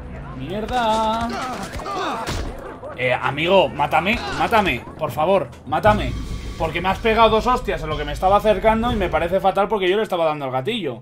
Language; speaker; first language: Spanish; native; Spanish